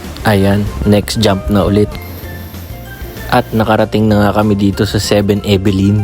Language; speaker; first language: Filipino; non-native, local second language; Cebuano